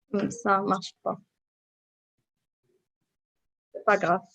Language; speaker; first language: French; non-native, local second language; Arabic